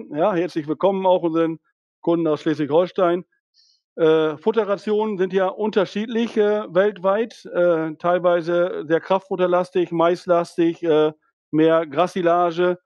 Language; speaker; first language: German; native; German